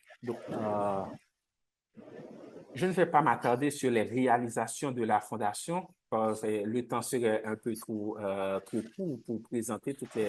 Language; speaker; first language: French; non-native, local second language; Haitian Creole